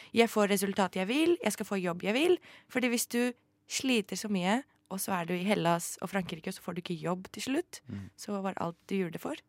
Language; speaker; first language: Norwegian; non-native, fluent; Greek